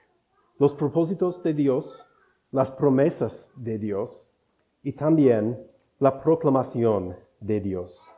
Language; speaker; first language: Spanish; non-native, fluent; English